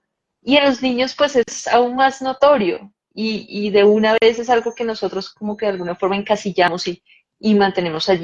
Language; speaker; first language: Spanish; native; Spanish